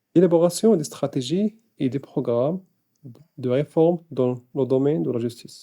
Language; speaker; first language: French; non-native, local second language; Arabic